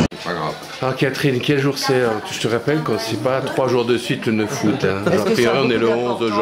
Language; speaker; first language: French; native; French